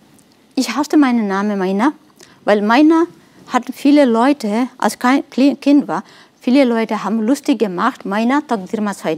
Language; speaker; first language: German; non-native, fluent; Nepali